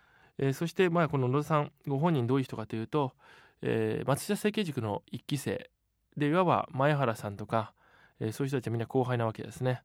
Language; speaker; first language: Japanese; native; Japanese